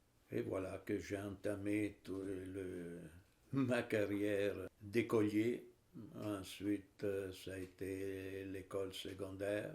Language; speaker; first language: French; non-native, fluent; Italian